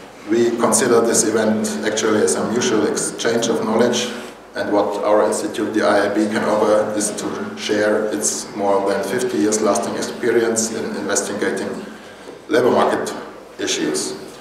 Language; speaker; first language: English; non-native, fluent; German